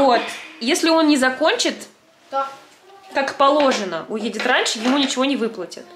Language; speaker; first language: Russian; native; Russian